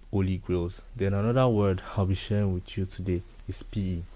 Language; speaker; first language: English; non-native, local second language; Yoruba